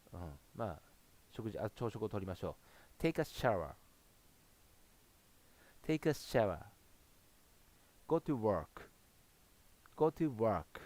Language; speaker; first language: English; non-native, learner; Japanese